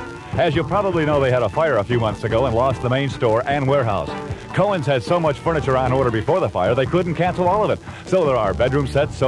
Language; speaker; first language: English; native; English